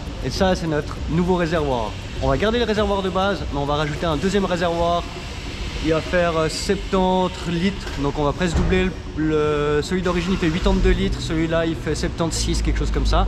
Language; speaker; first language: French; native; French